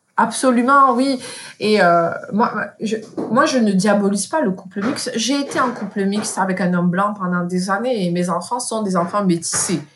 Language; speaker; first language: French; native; French